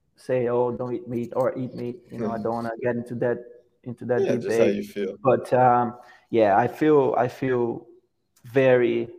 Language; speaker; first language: English; non-native, fluent; Portuguese